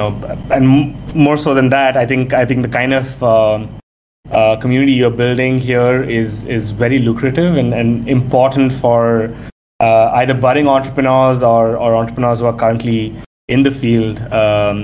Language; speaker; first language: English; non-native, local second language; Tamil